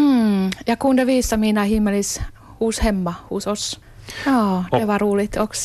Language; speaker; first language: Swedish; non-native, local second language; Finnish